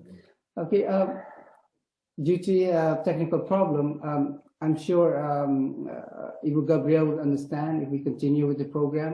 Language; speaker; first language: English; non-native, fluent; Indonesian